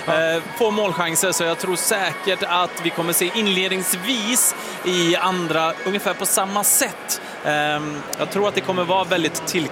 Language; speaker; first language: Swedish; native; Swedish